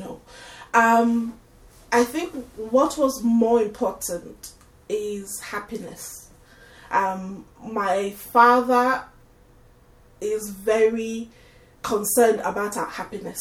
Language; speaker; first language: English; non-native, local second language; Yoruba